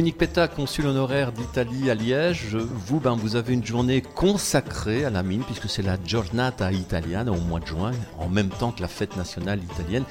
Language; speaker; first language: French; native; French